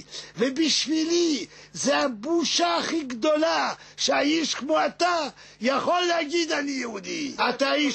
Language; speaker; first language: Hebrew; non-native, learner; French